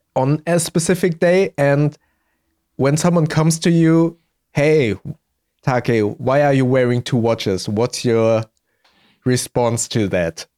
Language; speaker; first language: English; early bilingual, heritage; German